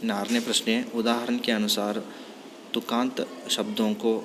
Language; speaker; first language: Hindi; non-native, local second language; Kannada